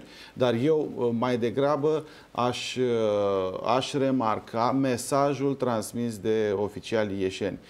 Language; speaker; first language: Romanian; native; Romanian